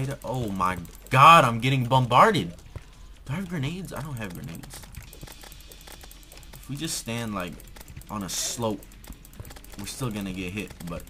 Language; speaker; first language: English; native; English